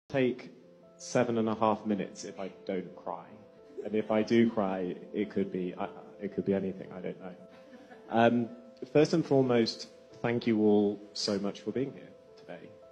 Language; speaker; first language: English; native; English